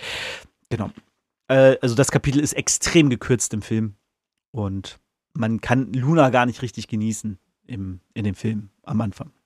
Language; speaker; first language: German; native; German